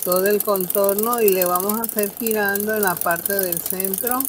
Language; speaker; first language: Spanish; native; Spanish